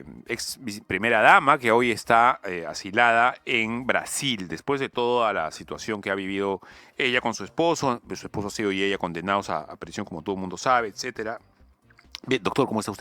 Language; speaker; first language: Spanish; native; Spanish